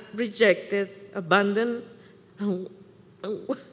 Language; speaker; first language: English; non-native, fluent; Spanish